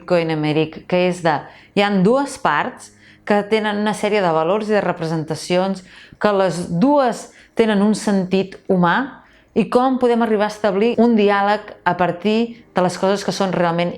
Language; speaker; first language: Catalan; native; Catalan